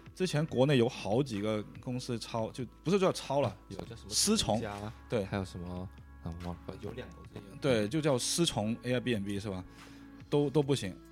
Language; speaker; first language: Chinese; non-native, local second language; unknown